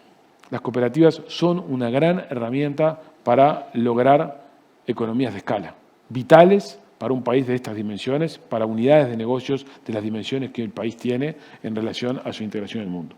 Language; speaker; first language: Spanish; native; Spanish